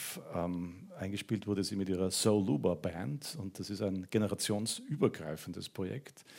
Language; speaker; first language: German; native; German